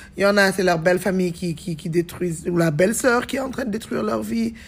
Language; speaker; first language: French; non-native, local second language; Wolof